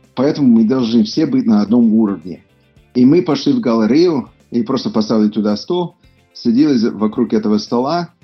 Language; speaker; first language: Russian; non-native, fluent; English